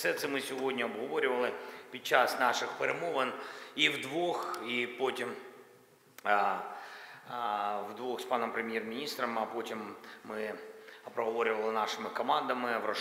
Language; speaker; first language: Ukrainian; non-native, local second language; Russian